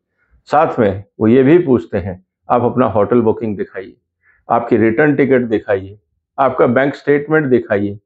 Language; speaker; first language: Hindi; native; Hindi